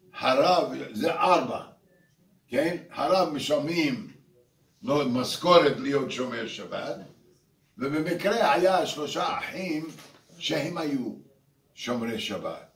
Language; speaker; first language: Hebrew; non-native, fluent; English